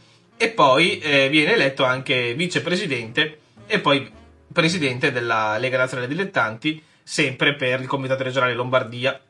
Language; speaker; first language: Italian; native; Italian